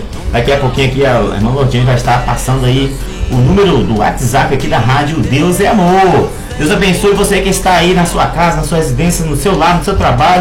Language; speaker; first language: Portuguese; native; Portuguese